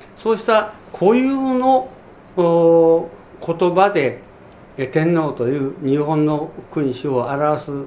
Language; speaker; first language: Japanese; native; Japanese